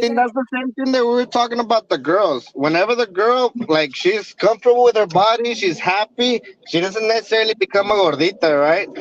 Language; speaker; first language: English; early bilingual, other home language; Spanish